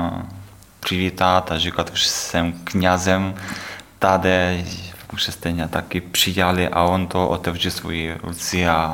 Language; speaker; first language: Czech; non-native, learner; Ukrainian